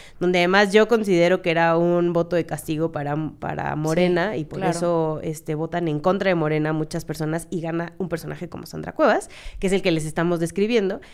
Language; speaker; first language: Spanish; native; Spanish